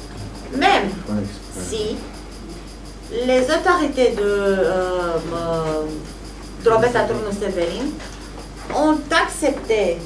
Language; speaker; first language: French; non-native, fluent; Romanian